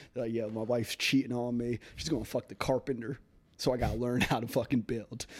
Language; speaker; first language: English; native; English